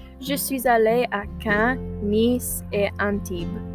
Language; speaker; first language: French; non-native, learner; English